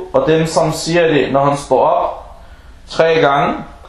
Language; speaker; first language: Danish; non-native, local second language; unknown